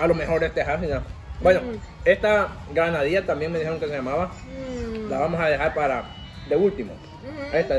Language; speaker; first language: Spanish; native; Spanish